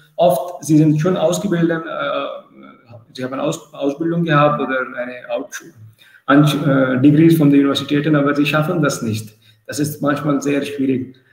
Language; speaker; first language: German; non-native, learner; Urdu